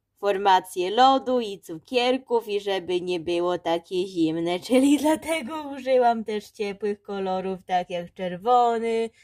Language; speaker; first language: Polish; early bilingual, heritage; Polish